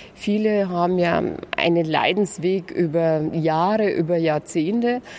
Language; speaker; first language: German; native; German